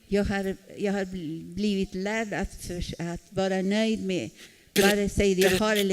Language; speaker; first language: Swedish; non-native, fluent; Spanish